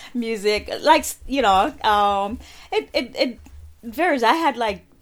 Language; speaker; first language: English; non-native, local second language; Jamaican Creole English